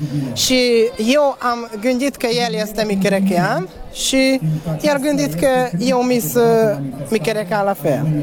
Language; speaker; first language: Romanian; non-native, local second language; Hungarian